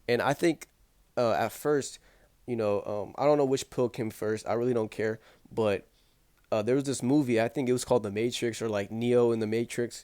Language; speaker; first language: English; native; English